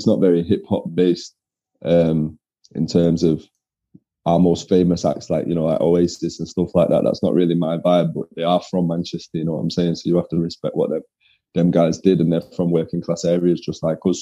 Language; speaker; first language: English; native; English